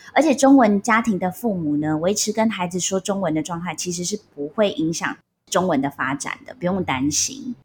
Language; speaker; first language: Chinese; non-native, local second language; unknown